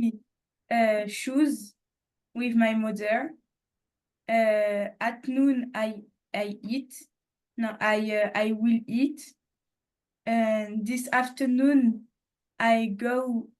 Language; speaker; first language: English; non-native, learner; French